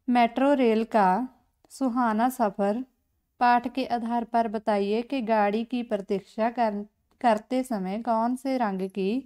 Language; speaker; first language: Hindi; non-native, local second language; Punjabi